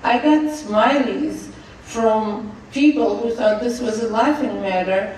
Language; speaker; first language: English; non-native, fluent; Russian